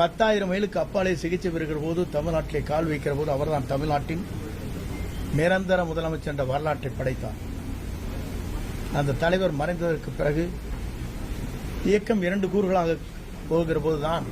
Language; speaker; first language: Tamil; native; Tamil